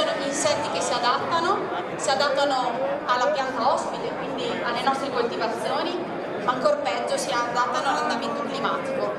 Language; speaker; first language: Italian; native; Italian